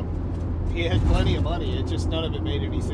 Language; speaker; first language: English; native; English